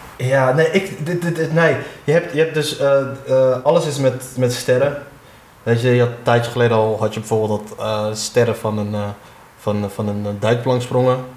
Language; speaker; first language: Dutch; early bilingual, other home language; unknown